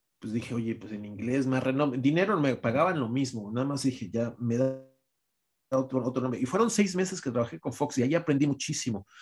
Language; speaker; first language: Spanish; native; Spanish